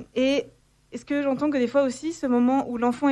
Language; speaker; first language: French; native; French